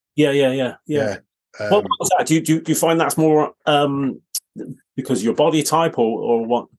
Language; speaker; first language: English; native; English